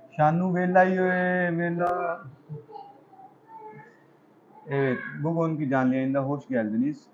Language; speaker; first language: Turkish; non-native, learner; Urdu